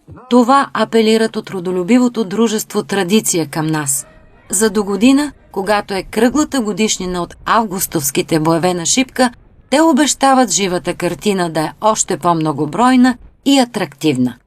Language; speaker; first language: Bulgarian; native; Bulgarian